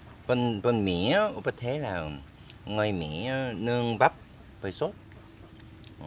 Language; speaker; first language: Vietnamese; non-native, learner; Korean